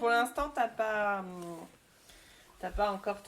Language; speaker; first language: French; native; French